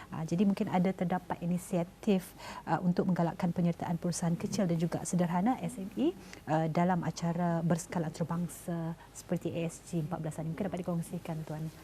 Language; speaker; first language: Malay; native; Malay